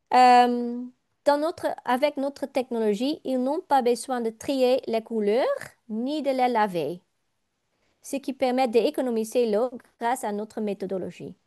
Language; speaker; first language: French; non-native, learner; Dutch